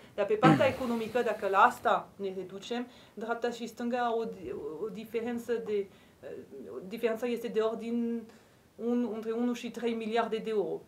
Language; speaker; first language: Romanian; non-native, fluent; French